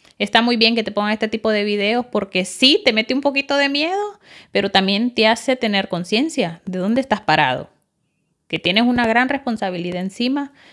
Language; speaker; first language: Spanish; native; Spanish